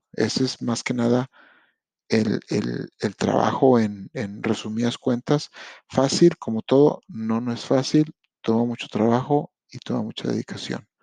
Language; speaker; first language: Spanish; native; Spanish